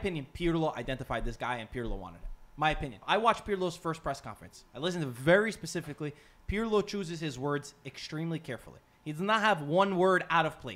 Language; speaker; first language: English; native; English